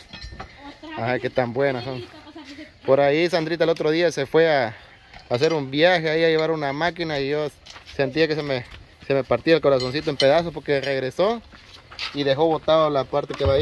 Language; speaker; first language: Spanish; native; Spanish